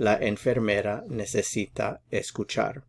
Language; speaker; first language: Spanish; non-native, fluent; English